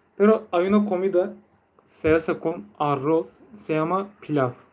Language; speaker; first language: Spanish; non-native, fluent; Turkish